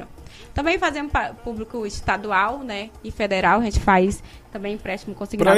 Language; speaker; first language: Portuguese; native; Portuguese